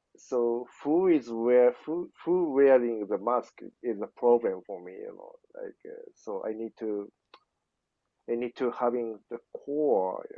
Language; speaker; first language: English; non-native, learner; Japanese